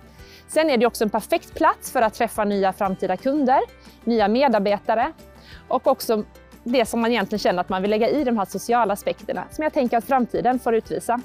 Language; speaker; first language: Swedish; native; Swedish